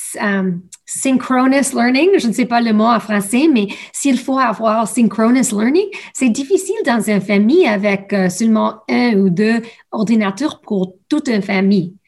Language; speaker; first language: French; non-native, learner; English